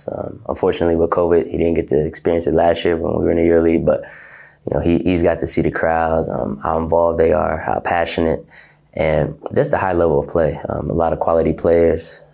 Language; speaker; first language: English; native; English